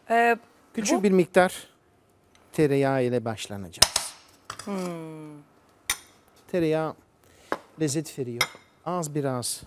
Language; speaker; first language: Turkish; non-native, fluent; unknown